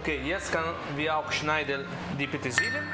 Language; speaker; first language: German; non-native, learner; Italian